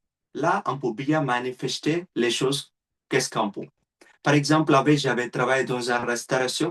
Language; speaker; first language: French; non-native, learner; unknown